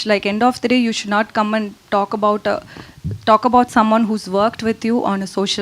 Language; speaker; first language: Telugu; non-native, learner; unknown